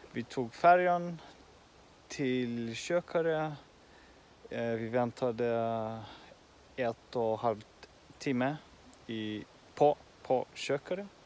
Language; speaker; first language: Swedish; non-native, learner; Finnish